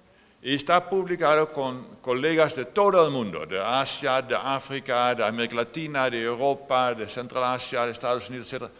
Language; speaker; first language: Spanish; non-native, fluent; Dutch